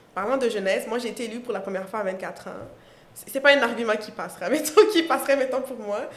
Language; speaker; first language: French; non-native, local second language; Mossi